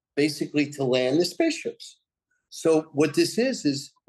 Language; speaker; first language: English; native; English